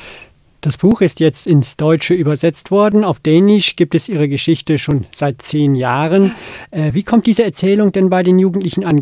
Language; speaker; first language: German; native; German